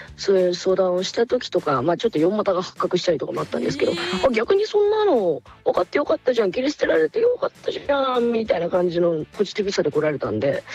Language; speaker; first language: Japanese; native; Japanese